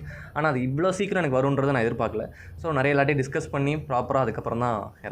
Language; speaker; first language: Tamil; native; Tamil